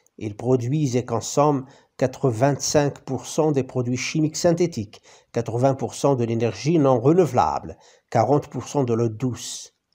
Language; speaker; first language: French; non-native, local second language; Arabic